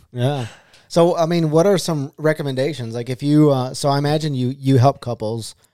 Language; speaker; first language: English; native; English